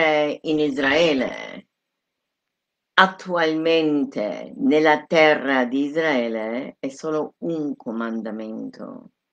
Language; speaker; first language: Italian; non-native, fluent; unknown